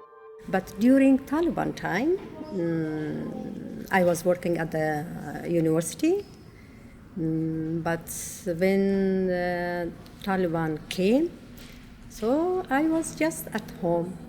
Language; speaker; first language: English; non-native, learner; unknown